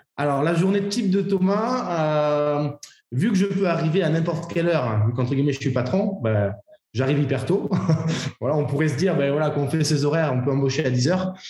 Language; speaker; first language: French; native; French